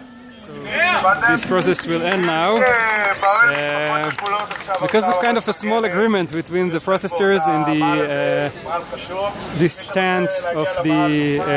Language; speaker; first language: English; non-native, fluent; Hebrew